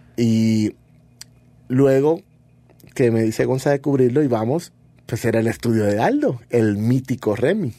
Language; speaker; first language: Spanish; native; Spanish